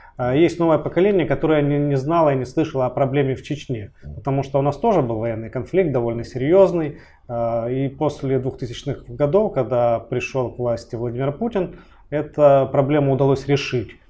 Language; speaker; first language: Russian; native; Russian